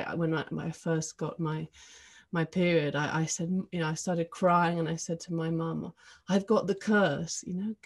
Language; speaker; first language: English; early bilingual, heritage; English